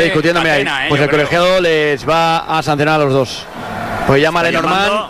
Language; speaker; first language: Spanish; native; Spanish